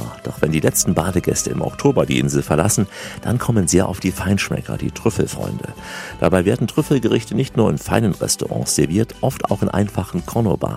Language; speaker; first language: German; native; German